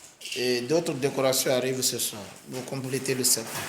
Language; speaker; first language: French; native; French